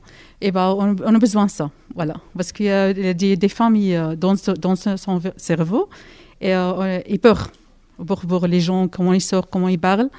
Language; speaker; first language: French; non-native, learner; Arabic